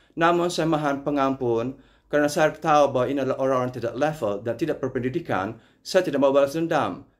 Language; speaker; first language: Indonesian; non-native, fluent; Italian